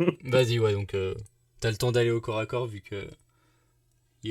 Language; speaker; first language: French; native; French